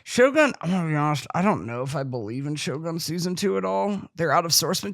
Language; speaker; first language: English; native; English